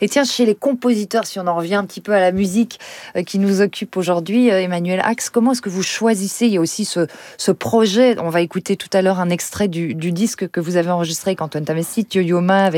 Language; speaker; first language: French; native; French